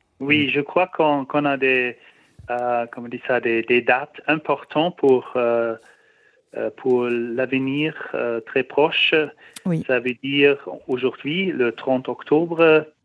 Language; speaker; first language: French; non-native, learner; German